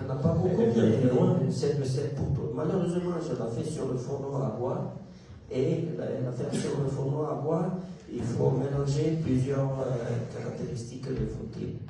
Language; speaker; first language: French; non-native, local second language; Italian